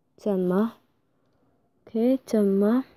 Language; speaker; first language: Chinese; non-native, learner; Khmer